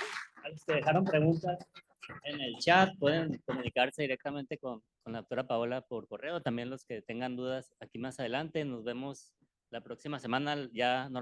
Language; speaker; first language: Spanish; native; Spanish